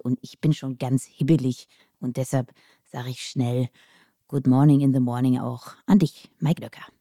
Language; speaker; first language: German; native; German